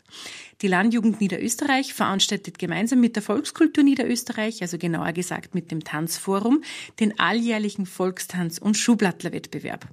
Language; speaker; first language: German; native; German